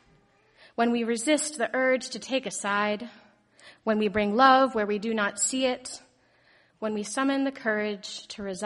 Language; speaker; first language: English; native; English